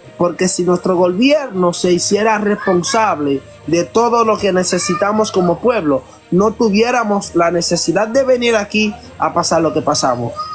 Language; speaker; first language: Spanish; non-native, fluent; Haitian Creole